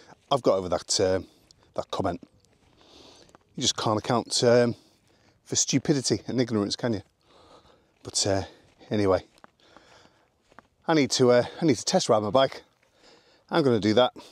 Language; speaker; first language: English; native; English